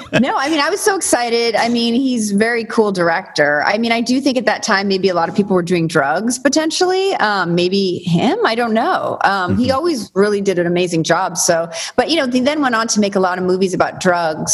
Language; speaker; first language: English; native; English